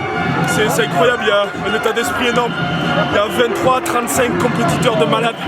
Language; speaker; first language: French; native; French